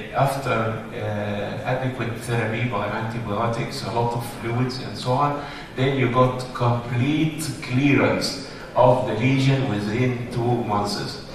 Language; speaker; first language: English; non-native, fluent; Arabic